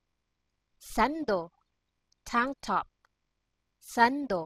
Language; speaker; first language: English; non-native, local second language; Cebuano